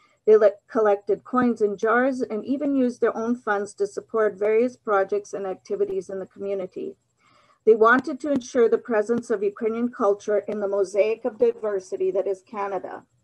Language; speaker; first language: English; early bilingual, other home language; Ukrainian